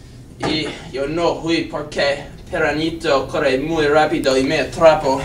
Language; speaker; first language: Spanish; non-native, learner; English